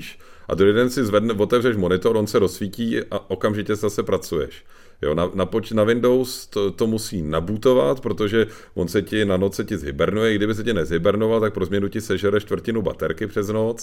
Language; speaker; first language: Czech; native; Czech